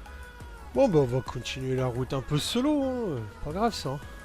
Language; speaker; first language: French; native; French